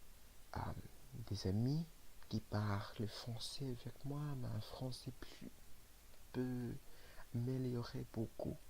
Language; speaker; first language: French; non-native, learner; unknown